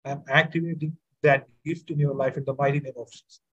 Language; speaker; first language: English; non-native, local second language; Malayalam